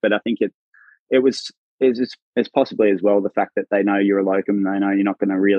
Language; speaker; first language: English; native; English